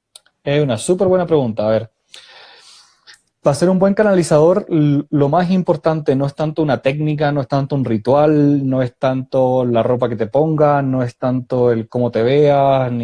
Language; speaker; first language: Spanish; native; Spanish